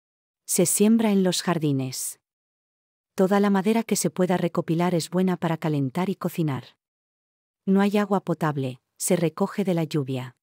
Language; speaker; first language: Spanish; native; Spanish